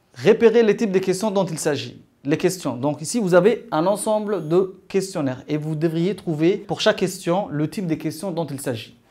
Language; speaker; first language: French; non-native, local second language; Arabic